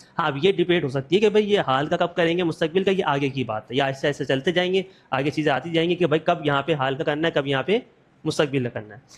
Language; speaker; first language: Urdu; native; Urdu